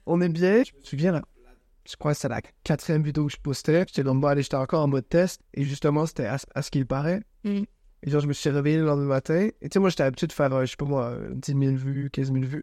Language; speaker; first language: French; native; French